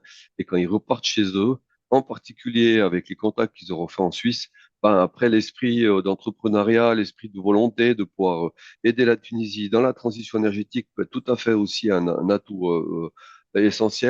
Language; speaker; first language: French; native; French